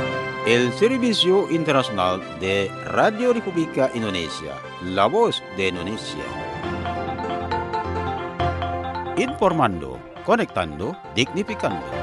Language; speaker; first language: Spanish; non-native, fluent; Indonesian